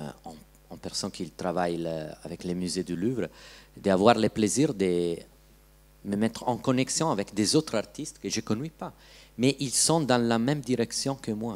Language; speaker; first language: French; non-native, learner; Italian